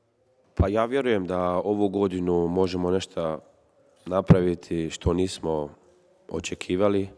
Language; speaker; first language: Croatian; early bilingual, heritage; Croatian